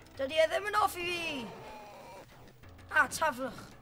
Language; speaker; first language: Welsh; non-native, local second language; English